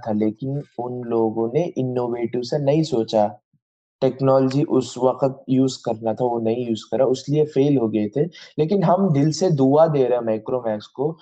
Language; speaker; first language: Hindi; non-native, local second language; Bangla